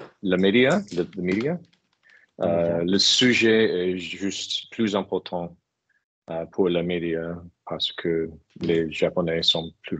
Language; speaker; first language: French; non-native, learner; English